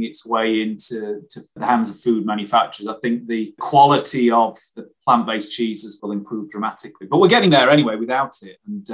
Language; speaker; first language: English; native; English